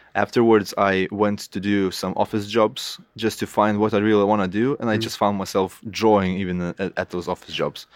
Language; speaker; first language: English; non-native, fluent; Lithuanian